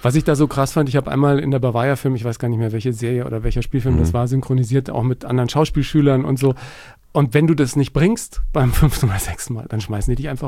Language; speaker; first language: German; native; German